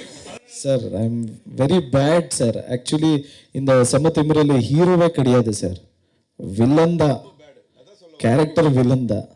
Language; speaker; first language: Tamil; non-native, learner; Kannada